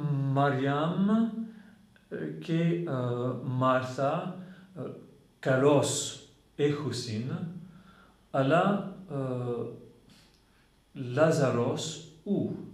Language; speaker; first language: Greek; non-native, fluent; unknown